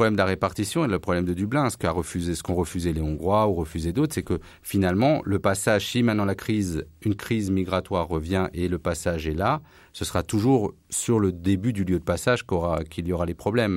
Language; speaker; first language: French; native; French